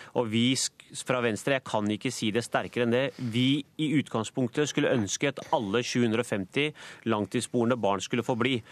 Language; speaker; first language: Norwegian; native; Norwegian